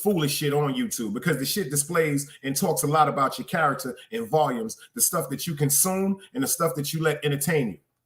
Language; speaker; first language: English; native; English